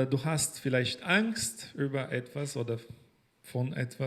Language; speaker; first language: German; non-native, fluent; Portuguese